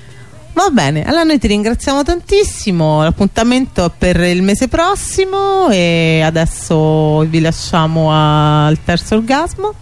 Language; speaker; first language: Italian; native; Italian